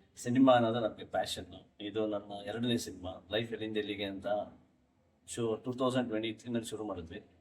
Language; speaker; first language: Kannada; native; Kannada